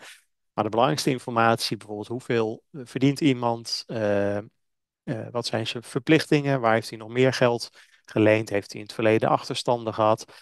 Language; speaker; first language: Dutch; native; Dutch